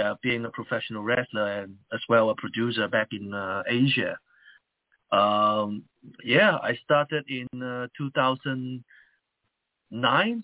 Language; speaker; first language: English; non-native, local second language; Chinese